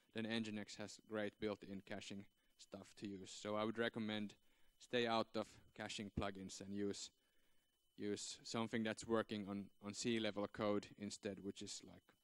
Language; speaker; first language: English; non-native, fluent; Finnish